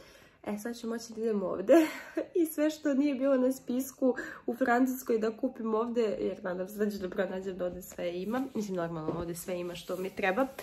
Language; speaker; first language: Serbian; early bilingual, heritage; Serbian